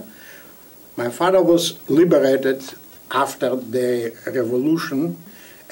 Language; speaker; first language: English; non-native, fluent; Yiddish